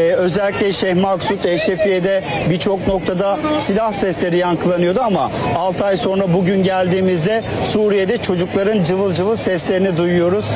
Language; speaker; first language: Turkish; native; Turkish